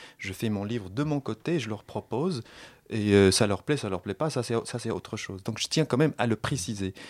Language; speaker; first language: French; non-native, local second language; Arabic